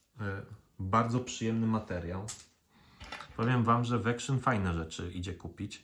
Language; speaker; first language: Polish; native; Polish